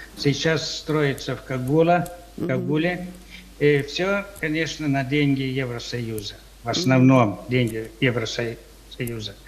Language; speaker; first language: Russian; non-native, local second language; Romanian